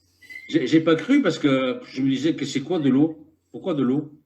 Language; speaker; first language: French; native; French